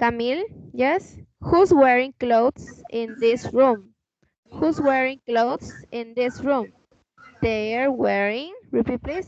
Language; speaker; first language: English; non-native, fluent; Spanish